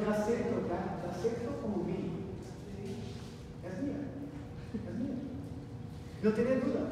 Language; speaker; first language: Spanish; non-native, learner; Portuguese